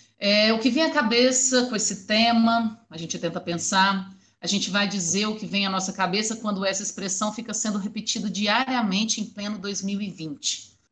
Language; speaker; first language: Portuguese; native; Portuguese